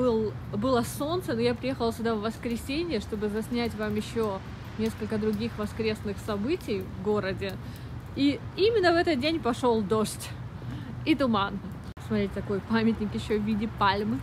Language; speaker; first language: Russian; native; Russian